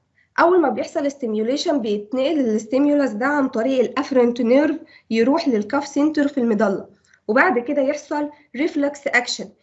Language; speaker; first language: Arabic; native; Arabic